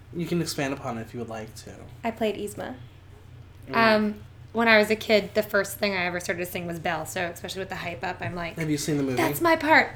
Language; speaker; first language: English; native; English